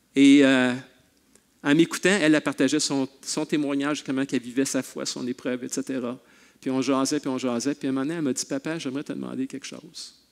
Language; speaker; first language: French; native; French